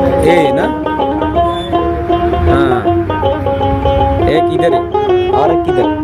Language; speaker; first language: Hindi; non-native, local second language; Bangla